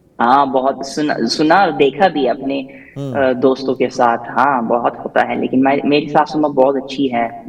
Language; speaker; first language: Hindi; non-native, fluent; English